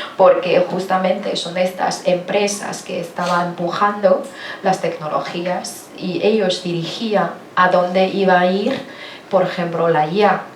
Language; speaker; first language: Spanish; non-native, fluent; Chinese